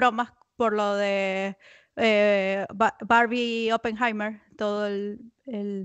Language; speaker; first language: Spanish; native; Spanish